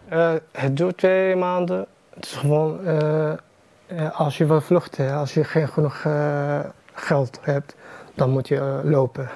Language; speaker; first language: Dutch; non-native, learner; Arabic